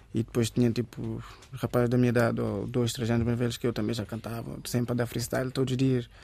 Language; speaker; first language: Portuguese; early bilingual, other home language; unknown